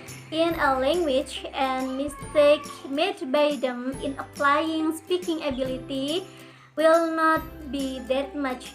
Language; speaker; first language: English; non-native, learner; Indonesian